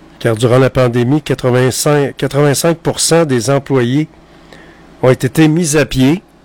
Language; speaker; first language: French; native; French